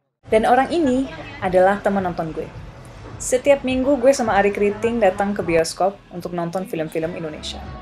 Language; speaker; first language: Indonesian; non-native, fluent; English